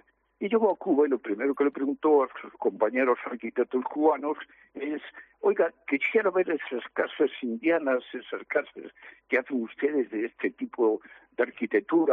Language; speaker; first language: Spanish; native; Spanish